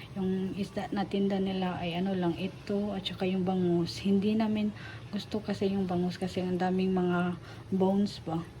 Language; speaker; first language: Filipino; non-native, local second language; Cebuano